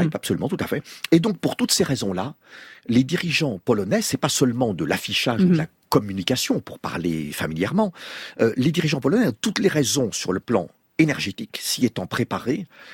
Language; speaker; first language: French; native; French